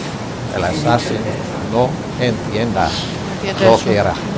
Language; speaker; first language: Spanish; non-native, learner; English